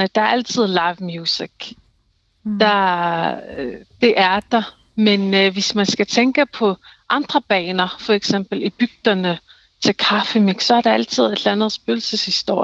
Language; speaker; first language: Danish; non-native, local second language; Kalaallisut